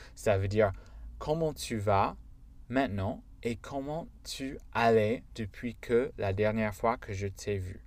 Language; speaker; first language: French; non-native, fluent; English